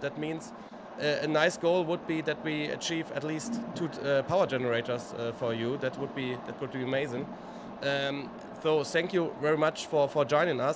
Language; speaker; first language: English; non-native, fluent; German